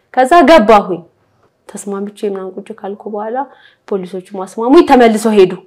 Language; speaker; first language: Amharic; native; Amharic